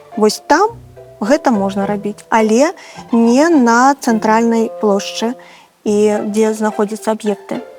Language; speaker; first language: Belarusian; native; Belarusian